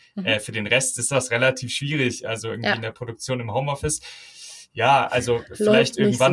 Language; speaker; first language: German; native; German